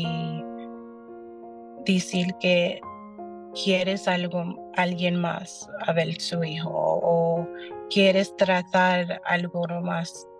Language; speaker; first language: Spanish; early bilingual, heritage; Spanish